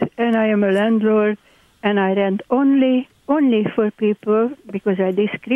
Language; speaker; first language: English; non-native, fluent; Hungarian